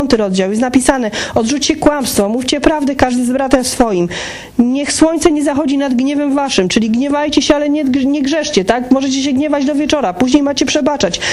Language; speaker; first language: Polish; native; Polish